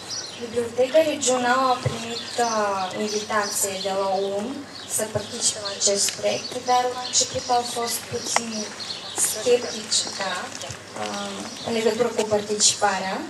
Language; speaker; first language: Romanian; non-native, fluent; Bulgarian